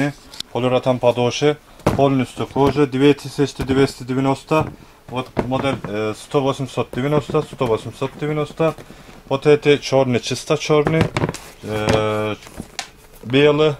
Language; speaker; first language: Russian; non-native, learner; Turkish